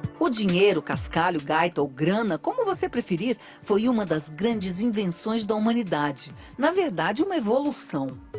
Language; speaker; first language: Portuguese; native; Portuguese